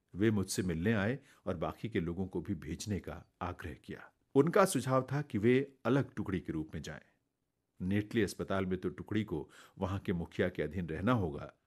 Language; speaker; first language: Hindi; native; Hindi